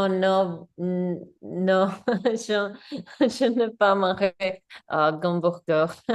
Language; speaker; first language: French; non-native, learner; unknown